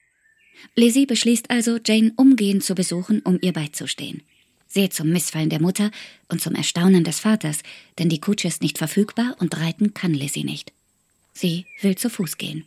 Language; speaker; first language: German; native; German